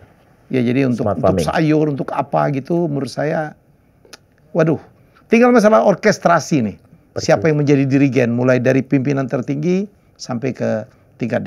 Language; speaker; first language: Indonesian; native; Indonesian